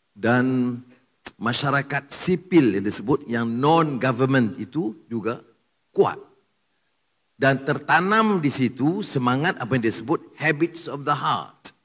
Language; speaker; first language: Malay; native; Malay